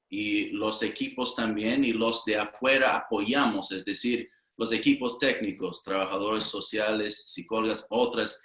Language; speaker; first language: Spanish; non-native, fluent; English